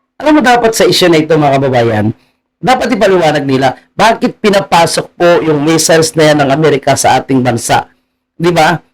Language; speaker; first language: Filipino; native; Filipino